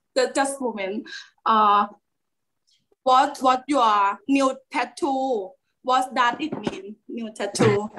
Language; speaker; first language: English; non-native, learner; Thai